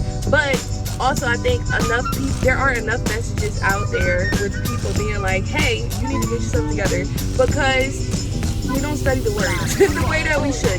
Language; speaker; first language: English; native; English